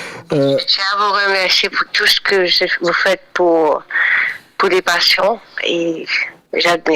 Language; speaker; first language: French; non-native, local second language; Morisyen